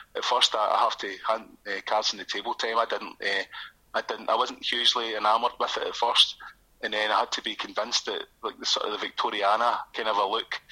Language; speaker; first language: English; native; English